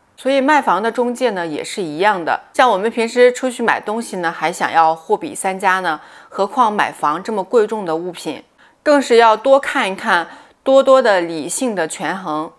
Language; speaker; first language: Chinese; native; Chinese